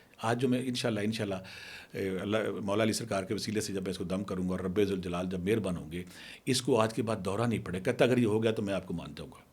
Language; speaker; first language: Urdu; non-native, local second language; Punjabi